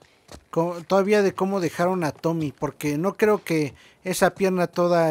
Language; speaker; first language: Spanish; native; Spanish